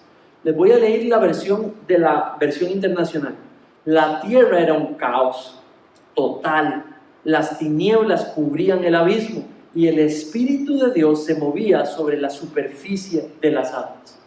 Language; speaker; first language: Spanish; native; Spanish